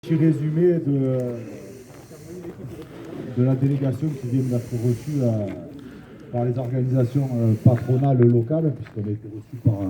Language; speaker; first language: French; native; French